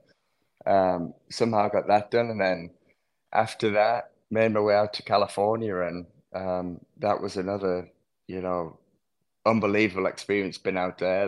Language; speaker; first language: English; native; English